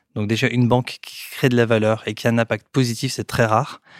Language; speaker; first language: French; native; French